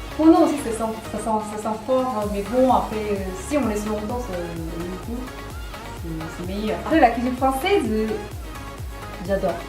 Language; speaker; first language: French; non-native, learner; Korean